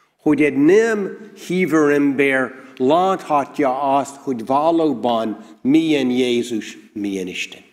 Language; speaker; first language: Hungarian; non-native, learner; English